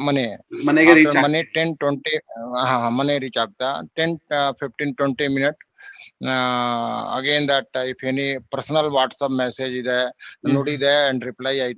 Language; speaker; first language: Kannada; non-native, learner; Hindi